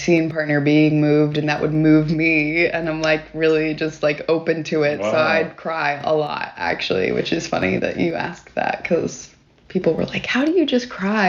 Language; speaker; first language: English; native; English